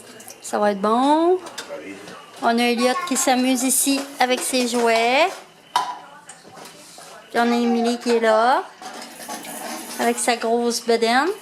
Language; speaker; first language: French; native; French